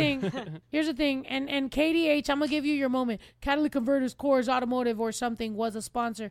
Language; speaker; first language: English; native; English